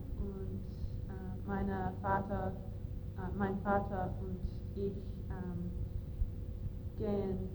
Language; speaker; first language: German; non-native, learner; English